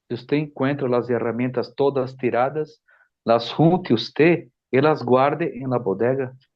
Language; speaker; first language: Spanish; non-native, fluent; Portuguese